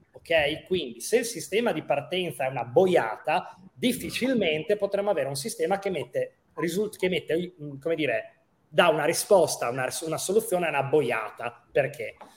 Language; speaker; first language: Italian; native; Italian